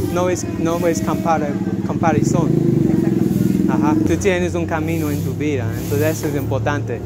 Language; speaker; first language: Spanish; non-native, learner; English